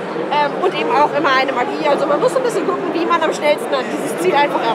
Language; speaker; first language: German; native; German